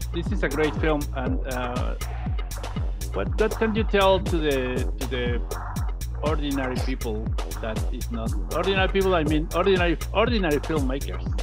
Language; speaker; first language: English; non-native, learner; Spanish